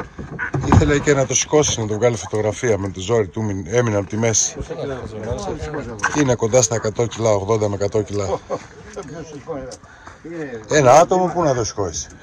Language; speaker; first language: Greek; native; Greek